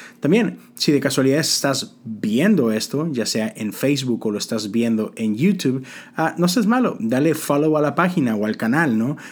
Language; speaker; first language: Spanish; native; Spanish